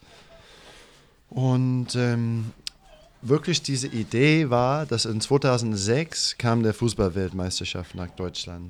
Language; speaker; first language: German; non-native, fluent; English